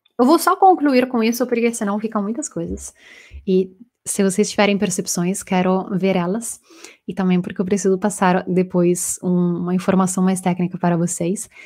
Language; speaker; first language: Portuguese; non-native, fluent; Italian